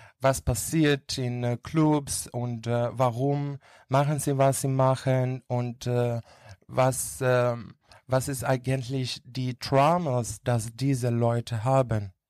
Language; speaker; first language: German; non-native, learner; Greek